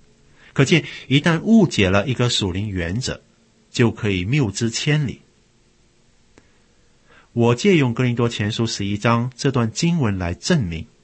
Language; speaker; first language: Chinese; native; Chinese